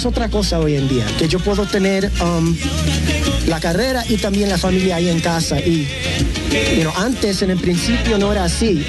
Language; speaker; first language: Spanish; early bilingual, heritage; English